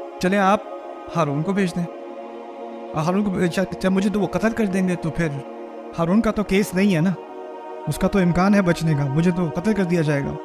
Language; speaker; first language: Urdu; early bilingual, heritage; Urdu